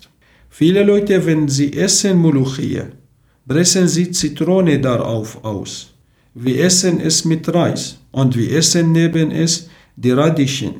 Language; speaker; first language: German; non-native, learner; Arabic